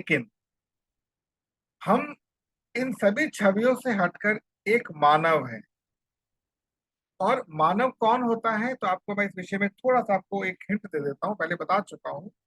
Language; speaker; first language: Hindi; native; Hindi